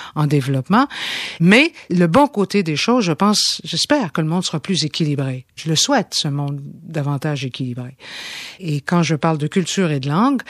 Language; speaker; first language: French; native; French